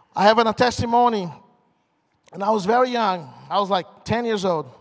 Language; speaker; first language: English; non-native, fluent; Portuguese